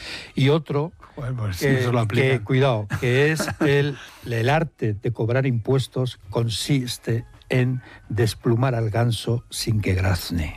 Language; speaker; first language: Spanish; native; Spanish